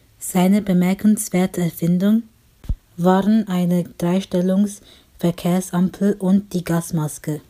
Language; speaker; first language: German; native; German